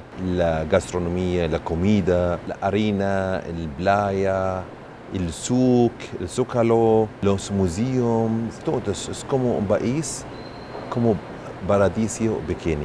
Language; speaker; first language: Spanish; non-native, learner; Arabic